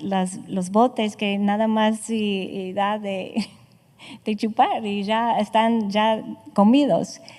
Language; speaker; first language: Spanish; non-native, fluent; English